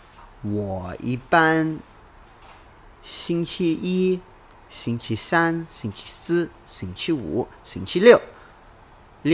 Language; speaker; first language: Chinese; non-native, learner; English